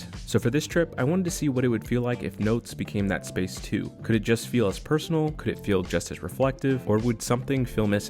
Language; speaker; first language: English; native; English